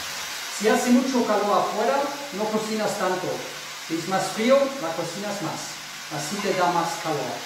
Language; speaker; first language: Spanish; non-native, fluent; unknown